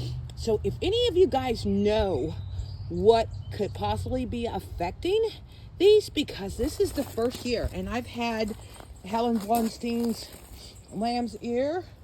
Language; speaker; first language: English; native; English